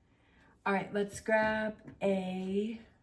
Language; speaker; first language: English; native; English